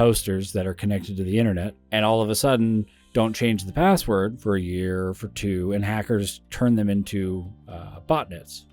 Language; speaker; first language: English; native; English